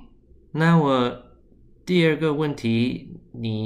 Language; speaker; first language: Chinese; early bilingual, heritage; Chinese